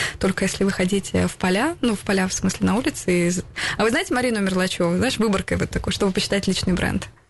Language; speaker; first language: Russian; native; Russian